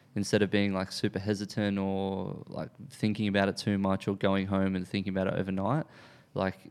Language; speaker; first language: English; native; English